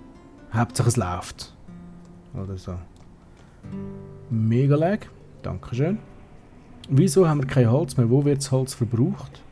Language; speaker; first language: German; native; German